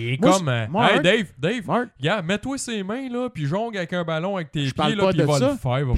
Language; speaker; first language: French; native; French